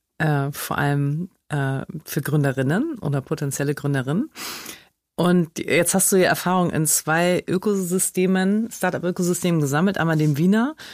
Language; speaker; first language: German; native; German